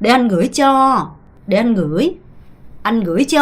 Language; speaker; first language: Vietnamese; non-native, fluent; Korean